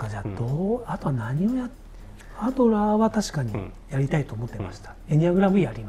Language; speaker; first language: Japanese; native; Japanese